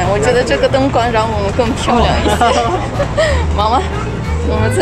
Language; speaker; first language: Chinese; non-native, learner; Ukrainian